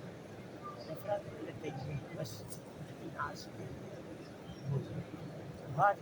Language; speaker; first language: Arabic; non-native, learner; Urdu